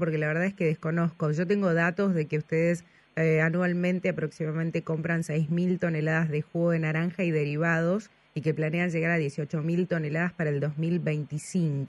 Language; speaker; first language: Spanish; native; Spanish